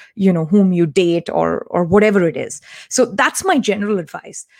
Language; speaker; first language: English; non-native, local second language; Tamil